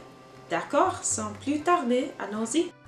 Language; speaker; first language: French; non-native, learner; English